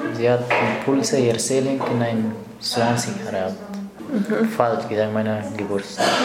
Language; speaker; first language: German; non-native, learner; Persian